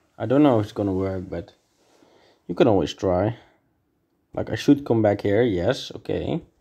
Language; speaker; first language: English; non-native, fluent; Dutch